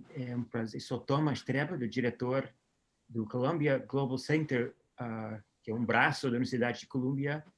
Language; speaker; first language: Portuguese; non-native, fluent; English